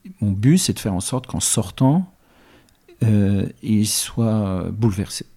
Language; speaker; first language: French; early bilingual, other home language; Arabic